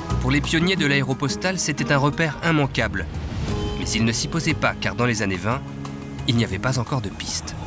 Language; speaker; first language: French; native; French